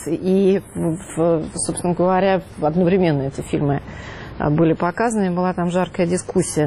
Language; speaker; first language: Russian; native; Russian